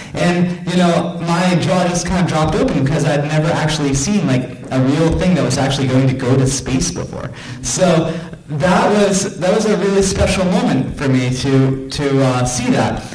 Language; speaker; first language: English; native; English